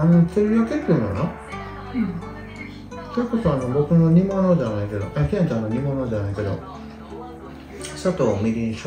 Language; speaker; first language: Japanese; native; Japanese